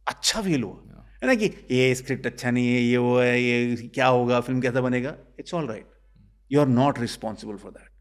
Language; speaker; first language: Hindi; native; Hindi